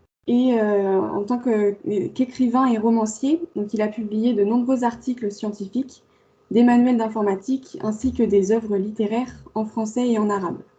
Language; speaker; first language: French; native; French